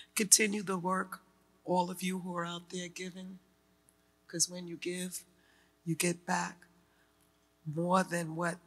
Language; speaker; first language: English; native; English